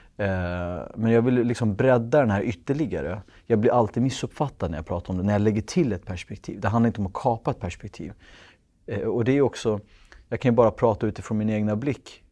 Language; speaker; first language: Swedish; early bilingual, other home language; Kurdish